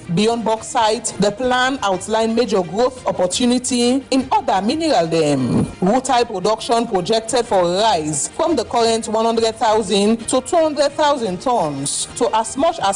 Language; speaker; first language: English; non-native, local second language; Krio